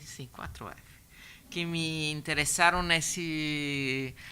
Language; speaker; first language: Portuguese; non-native, learner; Italian